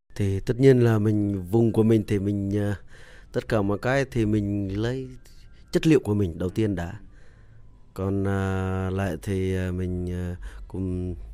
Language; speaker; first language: Vietnamese; non-native, local second language; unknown